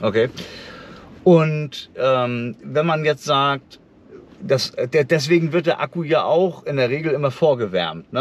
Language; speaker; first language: German; native; German